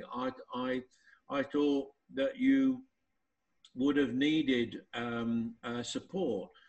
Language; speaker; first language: English; native; English